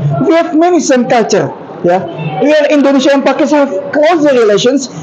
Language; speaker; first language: English; non-native, learner; Indonesian